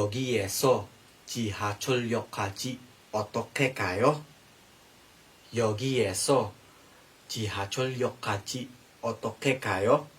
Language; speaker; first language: Korean; non-native, learner; Filipino